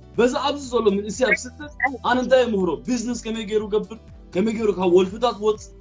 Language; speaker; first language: Tigrinya; early bilingual, heritage; Tigrinya